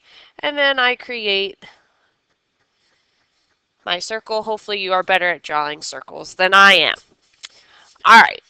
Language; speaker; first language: English; native; English